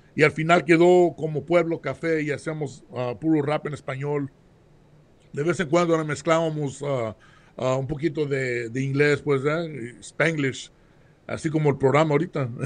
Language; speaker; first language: Spanish; early bilingual, heritage; Spanish